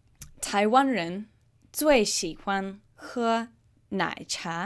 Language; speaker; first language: Chinese; non-native, fluent; English